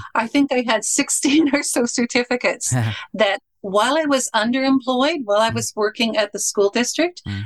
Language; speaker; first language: English; native; English